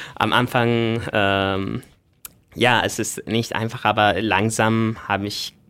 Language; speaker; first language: German; non-native, fluent; Arabic